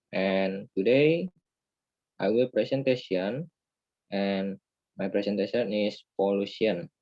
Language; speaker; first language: English; non-native, learner; Indonesian